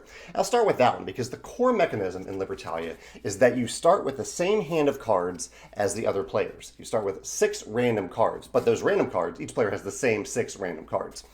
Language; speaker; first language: English; native; English